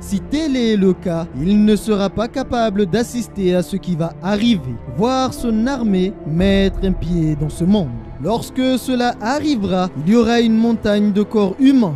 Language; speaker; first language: French; native; French